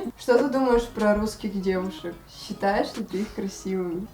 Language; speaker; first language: Russian; native; Russian